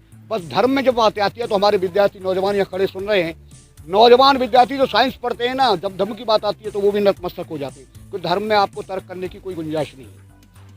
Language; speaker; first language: Hindi; native; Hindi